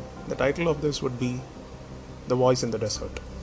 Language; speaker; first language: English; non-native, local second language; Tamil